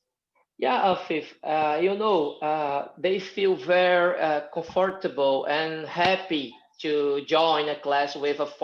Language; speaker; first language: English; non-native, fluent; Portuguese